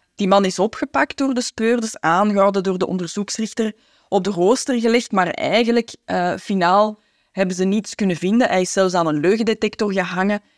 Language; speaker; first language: Dutch; native; Dutch